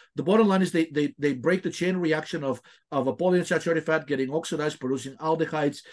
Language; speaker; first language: English; non-native, fluent; Bulgarian